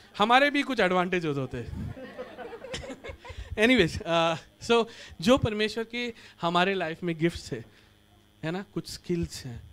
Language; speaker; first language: Hindi; non-native, local second language; Marathi